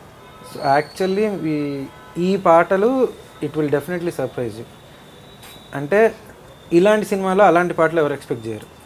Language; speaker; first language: Telugu; native; Telugu